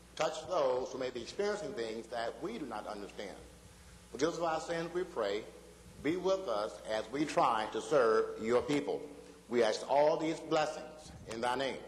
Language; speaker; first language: English; native; English